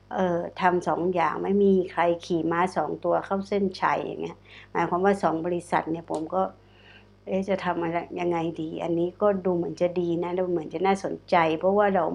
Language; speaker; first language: Thai; non-native, local second language; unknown